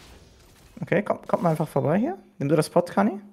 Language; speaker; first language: German; native; German